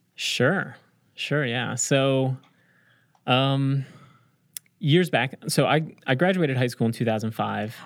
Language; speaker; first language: English; early bilingual, other home language; Arabic